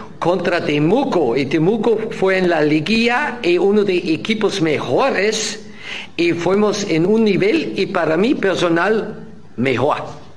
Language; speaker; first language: Spanish; non-native, fluent; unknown